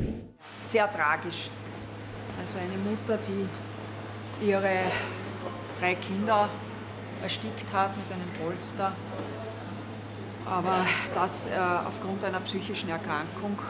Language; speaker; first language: German; native; German